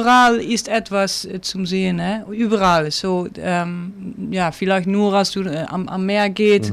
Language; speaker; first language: German; non-native, learner; Dutch